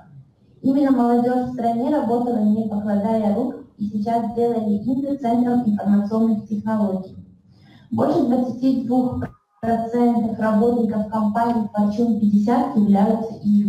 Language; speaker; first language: Russian; native; Russian